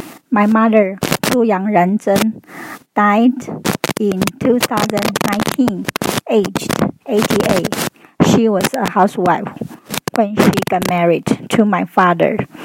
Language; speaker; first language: English; non-native, fluent; Chinese